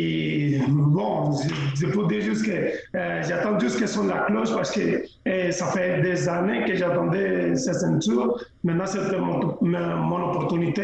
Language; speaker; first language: French; non-native, fluent; Spanish